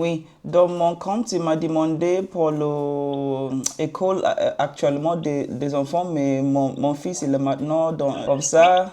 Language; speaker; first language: French; non-native, learner; Igbo